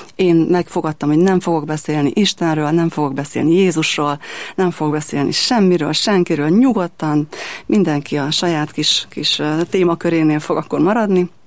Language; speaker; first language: Hungarian; native; Hungarian